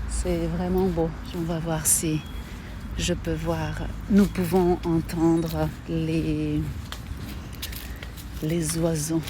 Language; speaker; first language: French; non-native, fluent; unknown